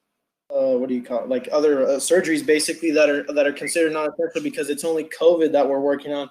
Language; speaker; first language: English; native; English